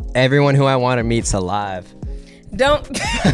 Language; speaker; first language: English; native; English